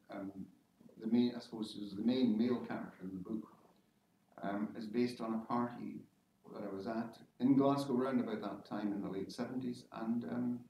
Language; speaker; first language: English; native; English